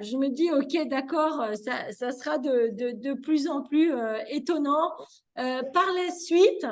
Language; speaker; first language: French; native; French